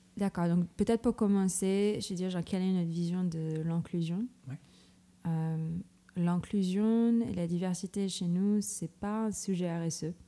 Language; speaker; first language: French; non-native, fluent; Filipino